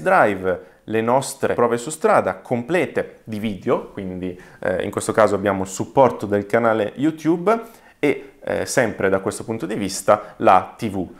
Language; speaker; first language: Italian; native; Italian